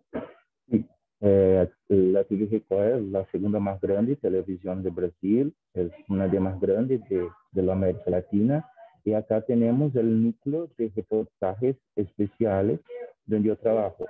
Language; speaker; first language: Spanish; non-native, fluent; Portuguese